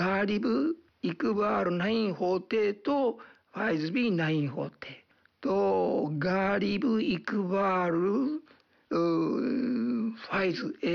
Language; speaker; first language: Urdu; non-native, fluent; Japanese